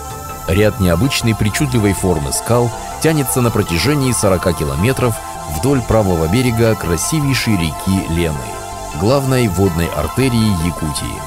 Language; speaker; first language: Russian; native; Russian